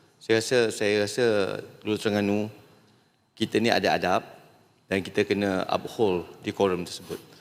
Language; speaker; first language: Malay; native; Malay